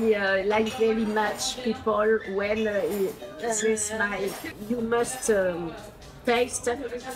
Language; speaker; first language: English; non-native, learner; French